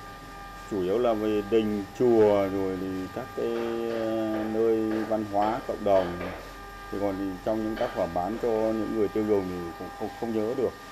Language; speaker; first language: Vietnamese; native; Vietnamese